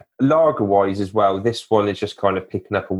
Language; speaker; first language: English; native; English